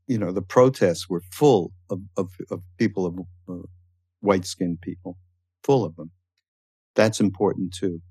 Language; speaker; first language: English; native; English